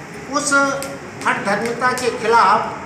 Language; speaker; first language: Hindi; native; Hindi